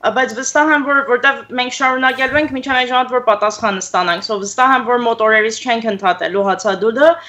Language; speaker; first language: Armenian; early bilingual, heritage; Armenian